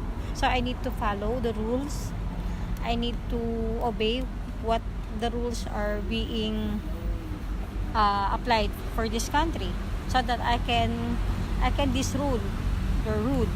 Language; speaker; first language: English; non-native, learner; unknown